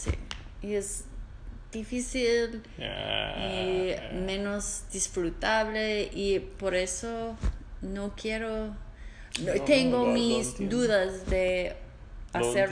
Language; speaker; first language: Spanish; non-native, learner; English